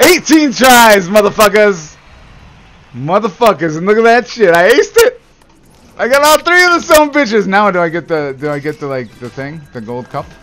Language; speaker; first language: English; native; English